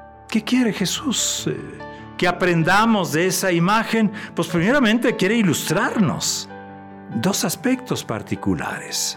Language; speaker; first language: Spanish; native; Spanish